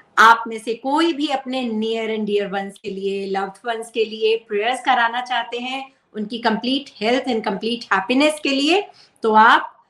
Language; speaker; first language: Hindi; native; Hindi